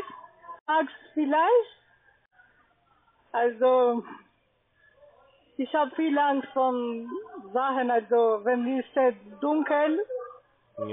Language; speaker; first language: German; non-native, learner; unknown